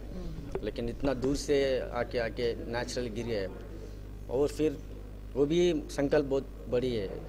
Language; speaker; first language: Hindi; non-native, local second language; Telugu